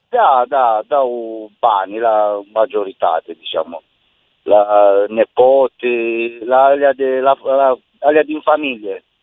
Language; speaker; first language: Romanian; non-native, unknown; Italian